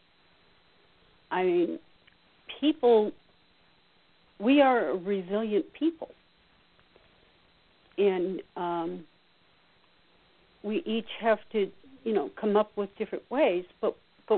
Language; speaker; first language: English; native; English